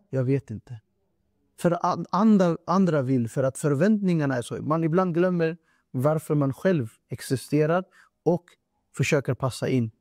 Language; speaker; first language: Swedish; non-native, fluent; Urdu